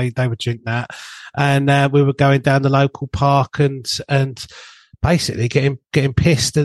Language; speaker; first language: English; native; English